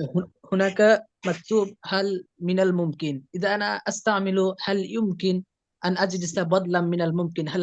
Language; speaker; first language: Arabic; non-native, fluent; Bangla